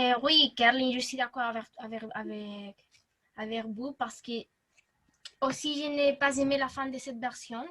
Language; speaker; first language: French; non-native, learner; Spanish